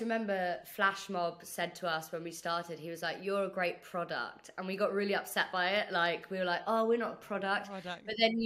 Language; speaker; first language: English; native; English